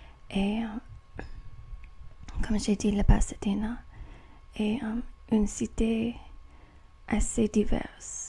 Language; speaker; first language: French; non-native, learner; English